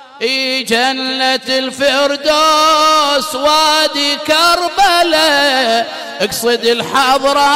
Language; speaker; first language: Arabic; native; Arabic